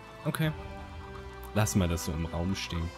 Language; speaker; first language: German; native; German